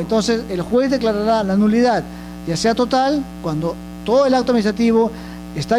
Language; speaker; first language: Spanish; native; Spanish